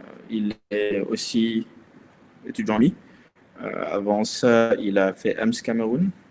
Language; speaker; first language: French; non-native, local second language; Wolof